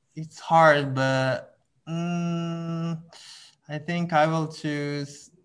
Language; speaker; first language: English; non-native, fluent; Japanese